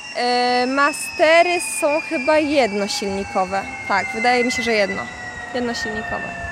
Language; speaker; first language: Polish; native; Polish